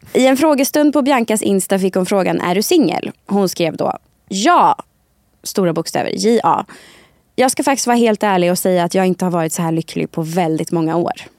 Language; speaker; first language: Swedish; native; Swedish